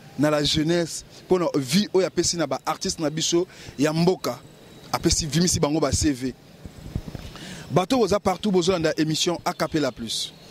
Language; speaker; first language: Lingala; native; Lingala